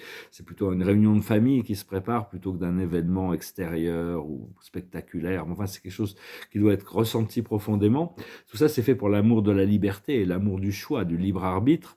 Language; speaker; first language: French; native; French